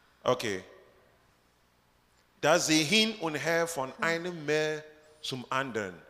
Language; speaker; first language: German; non-native, learner; Russian